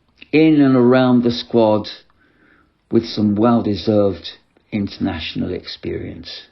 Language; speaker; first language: English; native; English